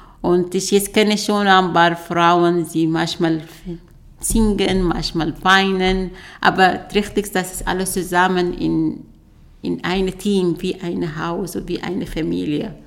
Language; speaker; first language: German; non-native, learner; Arabic